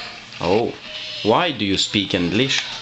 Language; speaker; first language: English; non-native, local second language; French